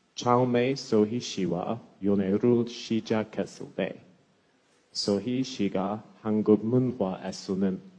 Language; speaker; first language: Korean; non-native, learner; English